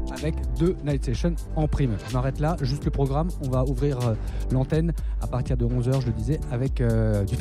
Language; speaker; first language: French; native; French